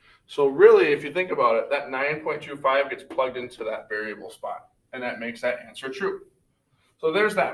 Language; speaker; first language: English; native; English